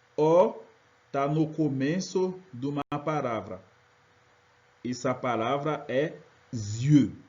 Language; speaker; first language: Portuguese; non-native, fluent; French